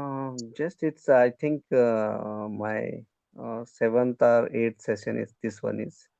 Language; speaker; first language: English; non-native, learner; Kannada